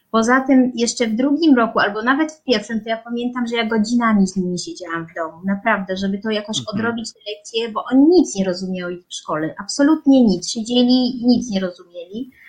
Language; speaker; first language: Polish; early bilingual, heritage; Polish